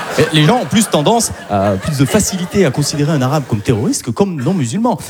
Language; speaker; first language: French; early bilingual, other home language; Arabic